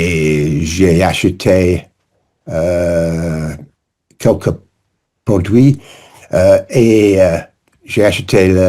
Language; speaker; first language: French; non-native, learner; English